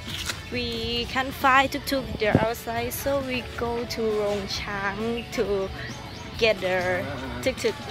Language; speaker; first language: English; non-native, learner; Thai